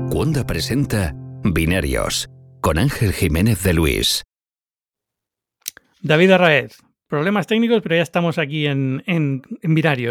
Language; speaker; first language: Spanish; native; Spanish